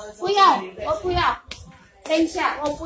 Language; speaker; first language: Chinese; non-native, learner; Indonesian